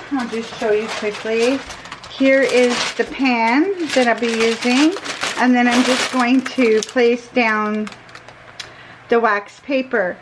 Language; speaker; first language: English; native; English